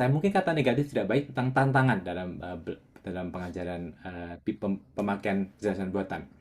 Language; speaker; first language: Indonesian; non-native, local second language; Javanese